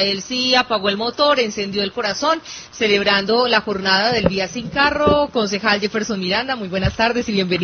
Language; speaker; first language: Spanish; native; Spanish